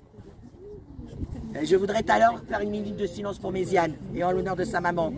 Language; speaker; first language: French; native; French